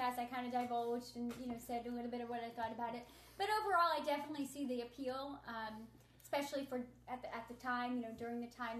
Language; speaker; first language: English; native; English